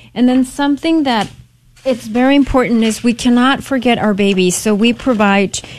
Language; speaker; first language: English; non-native, fluent; Spanish